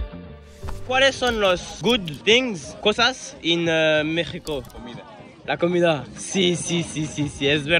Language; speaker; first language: Spanish; non-native, learner; French